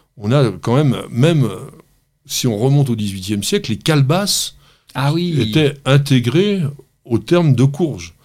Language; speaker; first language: French; native; French